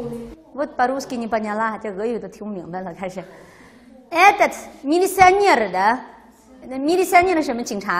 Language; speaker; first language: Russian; non-native, fluent; Chinese